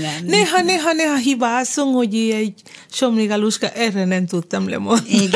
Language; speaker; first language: Hungarian; non-native, fluent; Spanish